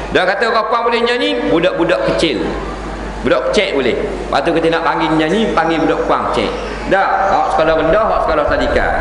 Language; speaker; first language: Malay; native; Malay